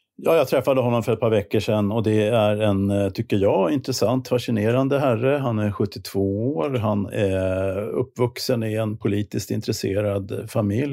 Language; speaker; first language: Swedish; native; Swedish